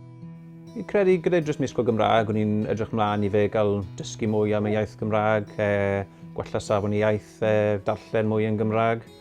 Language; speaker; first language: Welsh; native; Welsh